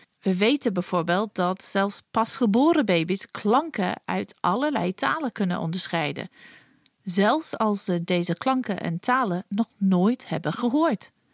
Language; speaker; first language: Dutch; non-native, fluent; English